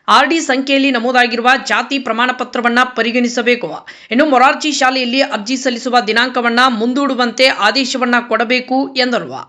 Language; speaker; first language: Kannada; native; Kannada